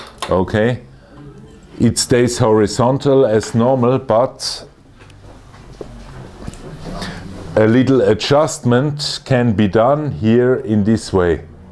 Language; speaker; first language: English; non-native, fluent; German